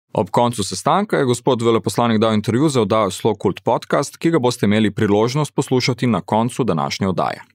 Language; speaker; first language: Slovenian; early bilingual, heritage; Slovenian